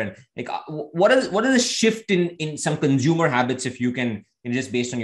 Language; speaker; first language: English; non-native, local second language; Hindi